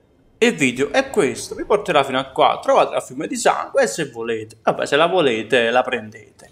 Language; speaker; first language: Italian; native; Italian